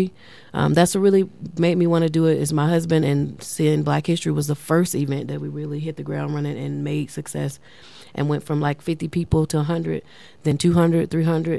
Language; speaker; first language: English; native; English